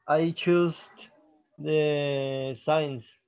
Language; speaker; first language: English; non-native, learner; Spanish